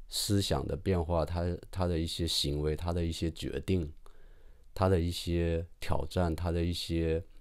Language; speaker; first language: Chinese; native; Chinese